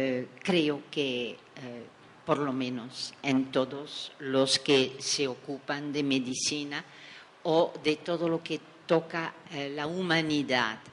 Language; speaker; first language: Spanish; non-native, fluent; French